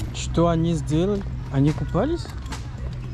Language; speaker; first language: Russian; non-native, fluent; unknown